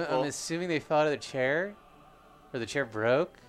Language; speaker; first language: English; native; English